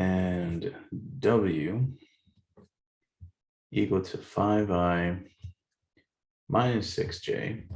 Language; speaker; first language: English; native; English